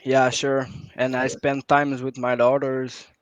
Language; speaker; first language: English; non-native, local second language; French